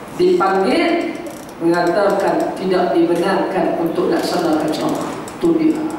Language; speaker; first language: Malay; native; Malay